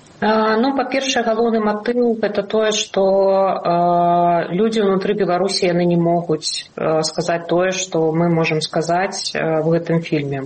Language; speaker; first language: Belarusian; non-native, local second language; Russian